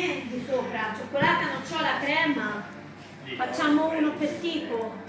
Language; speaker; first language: Italian; native; Italian